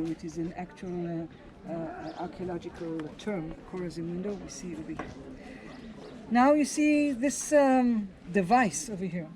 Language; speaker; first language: English; non-native, fluent; Hebrew